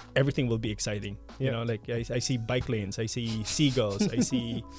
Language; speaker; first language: English; non-native, local second language; Filipino